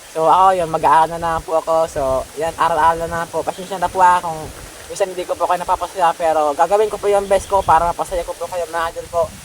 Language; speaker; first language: Filipino; non-native, local second language; Bikol